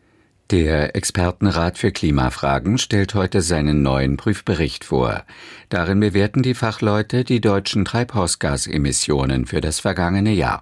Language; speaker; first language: German; native; German